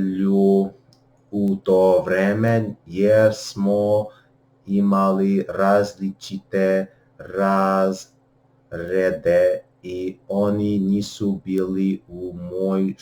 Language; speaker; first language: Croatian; non-native, learner; English